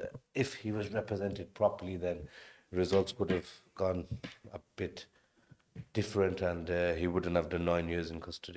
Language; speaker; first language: English; native; English